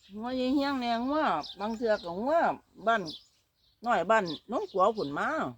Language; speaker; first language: Thai; native; Thai